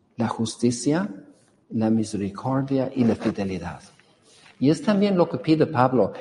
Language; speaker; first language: Spanish; non-native, fluent; English